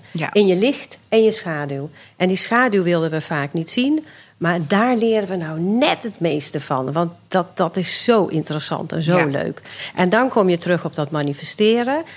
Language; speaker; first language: Dutch; early bilingual, other home language; Swedish